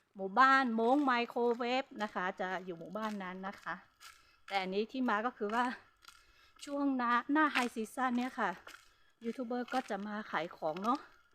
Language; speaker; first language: Thai; non-native, local second language; Hmong